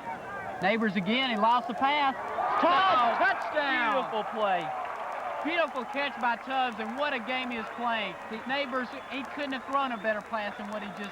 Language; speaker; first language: English; native; English